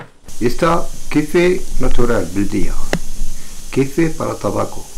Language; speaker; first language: Spanish; non-native, learner; Arabic